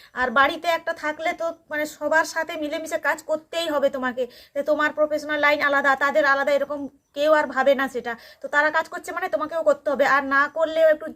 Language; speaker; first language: Bangla; non-native, local second language; Santali